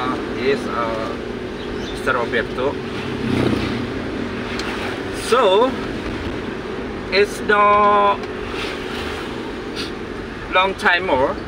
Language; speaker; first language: English; non-native, learner; Indonesian